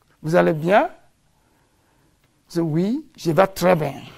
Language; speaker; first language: French; non-native, fluent; English